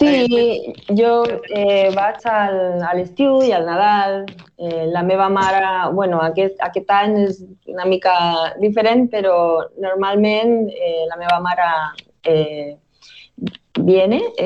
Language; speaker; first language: Catalan; non-native, local second language; Spanish